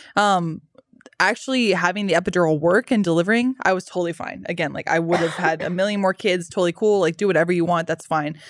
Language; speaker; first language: English; native; English